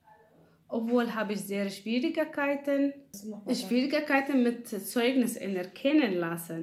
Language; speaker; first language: German; non-native, learner; Arabic